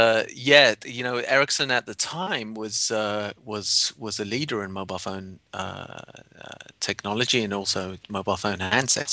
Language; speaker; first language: English; native; English